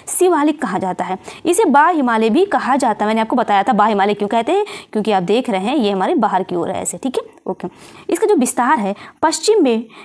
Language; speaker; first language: Hindi; native; Hindi